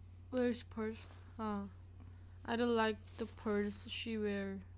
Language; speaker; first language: English; non-native, learner; Korean